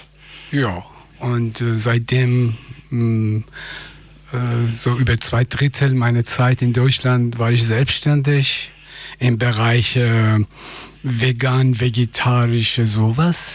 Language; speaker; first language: German; non-native, fluent; Persian